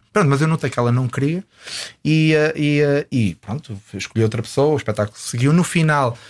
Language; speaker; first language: Portuguese; native; Portuguese